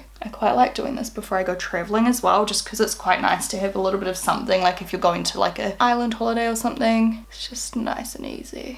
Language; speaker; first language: English; native; English